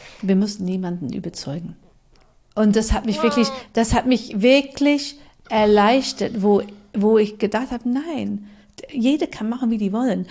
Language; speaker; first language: German; non-native, fluent; English